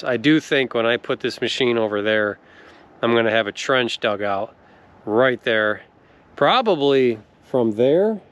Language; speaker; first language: English; native; English